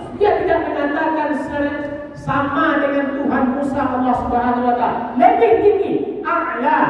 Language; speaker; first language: Indonesian; non-native, local second language; Minangkabau